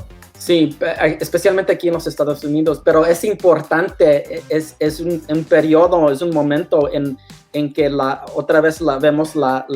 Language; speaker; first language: Spanish; early bilingual, heritage; Spanish